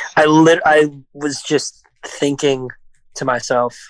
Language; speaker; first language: English; native; English